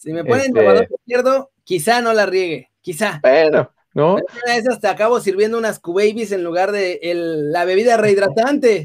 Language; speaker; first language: Spanish; native; Spanish